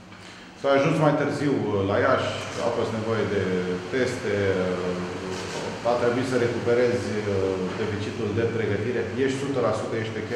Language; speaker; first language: Romanian; native; Romanian